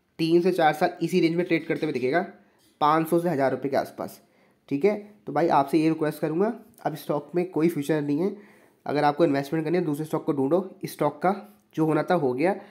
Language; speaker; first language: Hindi; native; Hindi